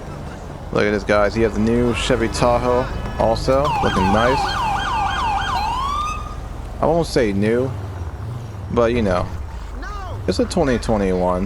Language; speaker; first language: English; native; English